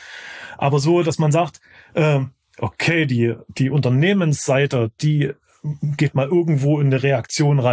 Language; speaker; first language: German; native; German